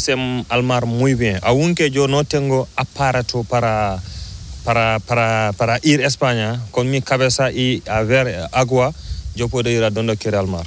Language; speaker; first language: Spanish; non-native, learner; Fula